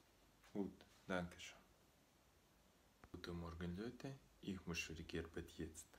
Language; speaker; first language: German; non-native, learner; Russian